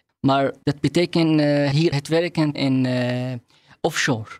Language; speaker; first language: Dutch; non-native, learner; Arabic